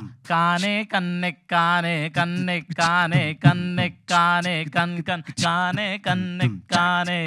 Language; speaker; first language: Telugu; native; Telugu